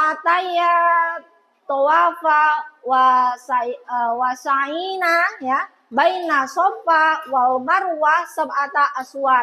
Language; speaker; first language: Arabic; non-native, learner; Indonesian